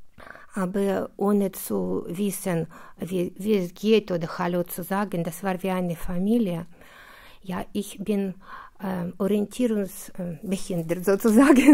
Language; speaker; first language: German; non-native, fluent; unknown